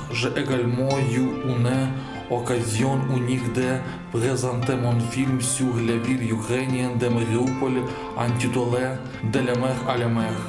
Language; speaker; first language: French; non-native, learner; Russian